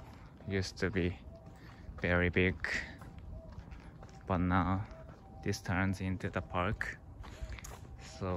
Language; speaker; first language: English; non-native, learner; Japanese